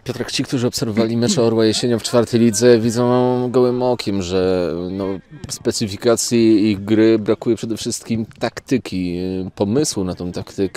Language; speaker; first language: Polish; native; Polish